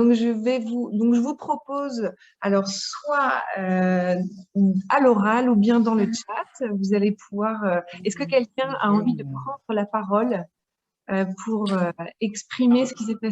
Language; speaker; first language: French; native; French